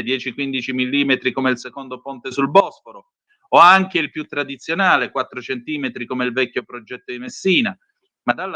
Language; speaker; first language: Italian; native; Italian